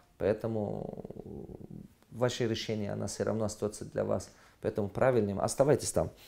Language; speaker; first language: Russian; non-native, local second language; Tajik